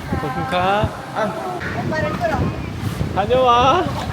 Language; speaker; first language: Korean; native; Korean